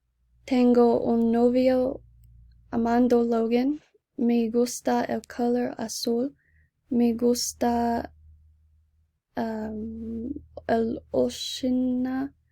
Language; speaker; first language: Spanish; non-native, learner; English